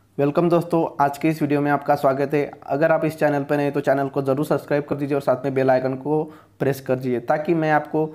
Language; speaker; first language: Hindi; non-native, local second language; Marathi